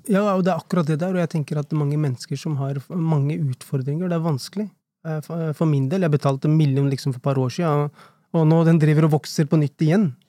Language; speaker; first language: Norwegian; early bilingual, other home language; Urdu